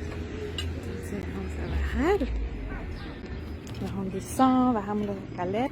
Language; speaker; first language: Spanish; early bilingual, heritage; Spanish